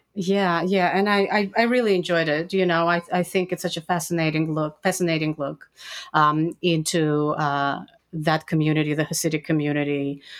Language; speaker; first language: English; non-native, fluent; Russian